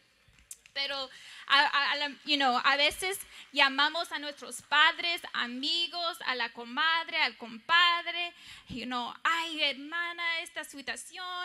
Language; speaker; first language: Spanish; early bilingual, heritage; English